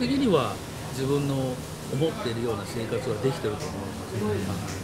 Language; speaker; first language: Japanese; native; Japanese